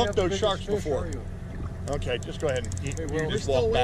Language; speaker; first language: English; native; English